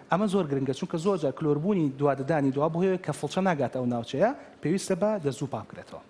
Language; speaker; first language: Central Kurdish; native; Central Kurdish